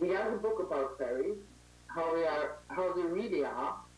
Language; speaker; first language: English; non-native, learner; German